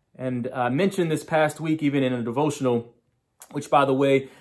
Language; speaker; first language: English; native; English